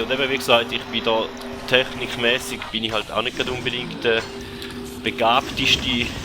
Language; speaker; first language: German; native; German